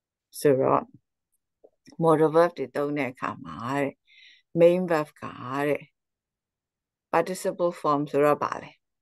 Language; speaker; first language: English; non-native, fluent; Burmese